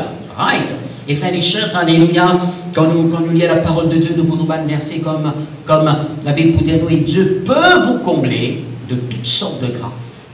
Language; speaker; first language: French; non-native, local second language; Morisyen